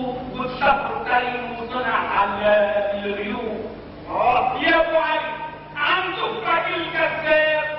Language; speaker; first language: Arabic; native; Arabic